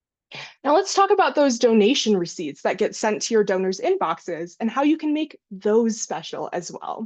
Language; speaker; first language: English; native; English